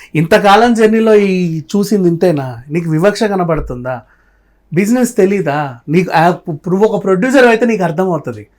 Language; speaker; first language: Telugu; native; Telugu